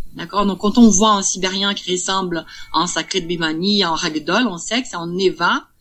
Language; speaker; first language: French; non-native, fluent; Portuguese